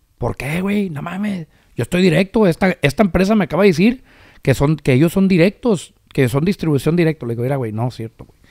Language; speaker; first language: Spanish; early bilingual, heritage; Spanish